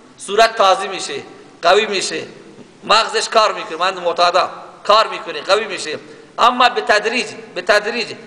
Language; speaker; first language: Persian; non-native, local second language; Baluchi